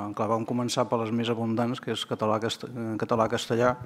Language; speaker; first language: Catalan; native; Catalan